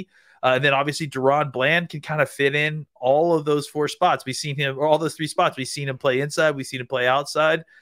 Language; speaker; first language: English; native; English